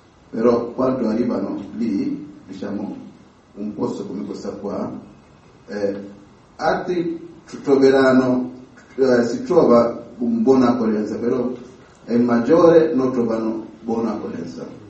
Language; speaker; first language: Italian; non-native, learner; Swahili